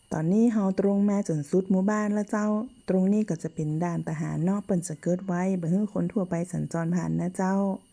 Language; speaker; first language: Thai; native; Thai